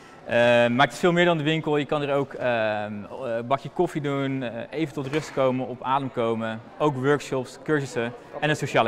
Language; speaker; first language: Dutch; native; Dutch